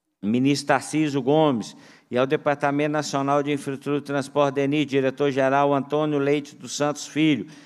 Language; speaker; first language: Portuguese; native; Portuguese